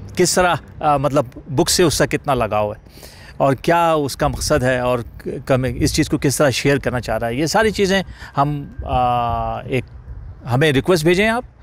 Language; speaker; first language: Urdu; native; Urdu